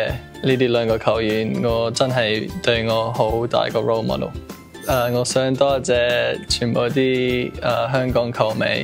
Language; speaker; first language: Cantonese; early bilingual, heritage; English